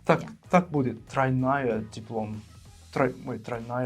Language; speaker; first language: Russian; non-native, fluent; English